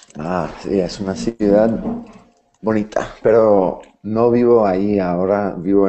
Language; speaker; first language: Spanish; non-native, learner; English